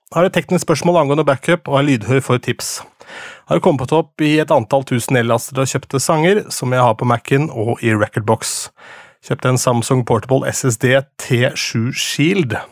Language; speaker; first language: Norwegian; native; Norwegian